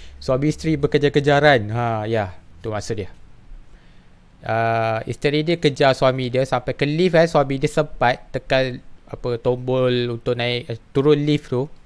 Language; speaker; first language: Malay; native; Malay